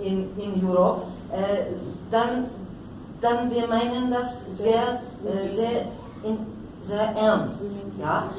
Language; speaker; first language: German; non-native, learner; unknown